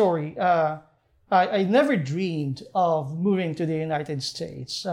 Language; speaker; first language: English; non-native, local second language; Hiligaynon